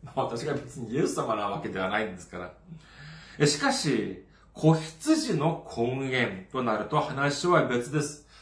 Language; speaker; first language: Japanese; non-native, fluent; Korean